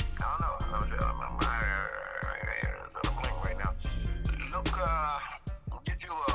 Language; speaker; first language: English; native; English